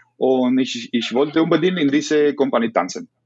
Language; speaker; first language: German; non-native, learner; Spanish